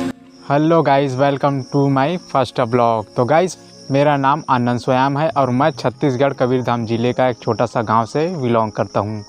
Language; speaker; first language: Hindi; non-native, local second language; Chhattisgarhi